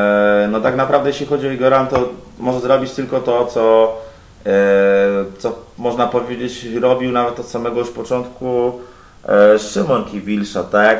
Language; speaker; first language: Polish; native; Polish